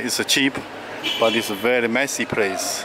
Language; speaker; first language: English; non-native, learner; Chinese